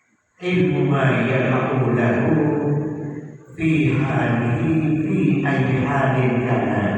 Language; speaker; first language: Arabic; non-native, fluent; Indonesian